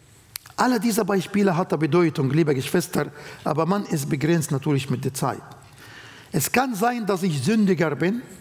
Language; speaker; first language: German; non-native, fluent; Arabic